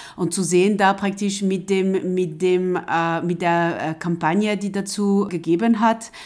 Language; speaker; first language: German; non-native, fluent; French